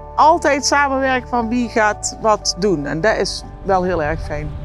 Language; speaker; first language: Dutch; native; Dutch